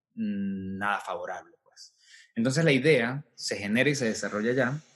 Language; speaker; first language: Spanish; native; Spanish